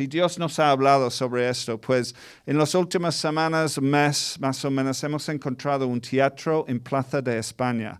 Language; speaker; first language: Spanish; non-native, fluent; English